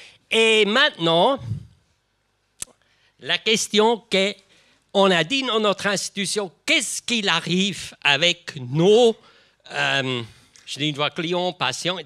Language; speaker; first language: French; non-native, local second language; German